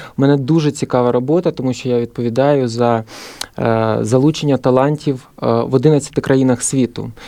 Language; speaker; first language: Ukrainian; native; Ukrainian